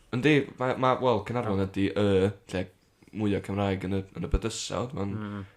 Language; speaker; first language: Welsh; native; Welsh